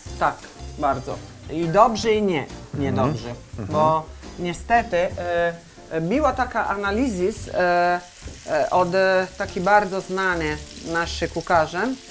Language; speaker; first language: Polish; non-native, learner; Italian